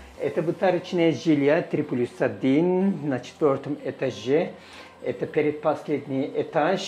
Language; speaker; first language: Russian; non-native, learner; Turkish